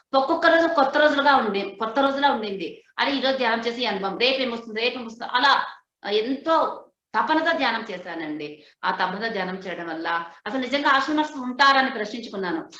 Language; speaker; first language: Telugu; non-native, local second language; Hindi